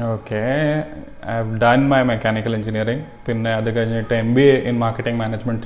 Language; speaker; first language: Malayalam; early bilingual, heritage; Malayalam